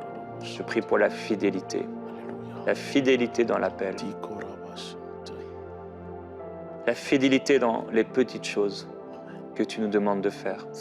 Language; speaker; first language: French; native; French